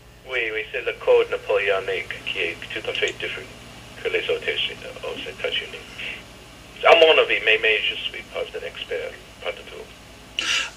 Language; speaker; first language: French; non-native, fluent; English